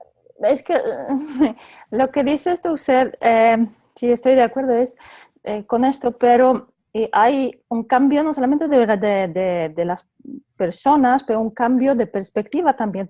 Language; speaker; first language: Spanish; non-native, fluent; Polish